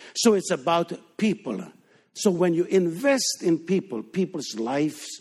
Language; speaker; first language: English; non-native, fluent; Danish